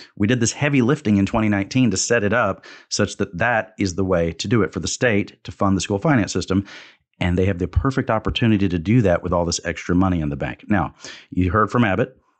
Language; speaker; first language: English; native; English